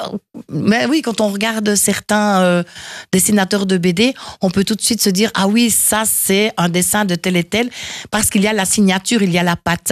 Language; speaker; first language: French; native; French